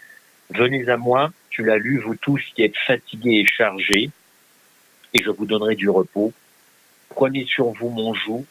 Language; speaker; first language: French; native; French